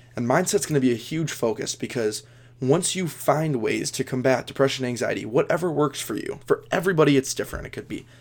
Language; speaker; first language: English; native; English